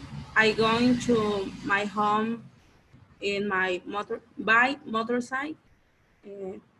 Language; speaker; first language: English; non-native, learner; Spanish